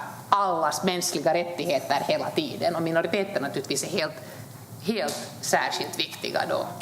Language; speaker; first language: Swedish; native; Swedish